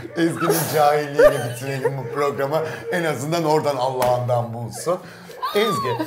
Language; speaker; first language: Turkish; native; Turkish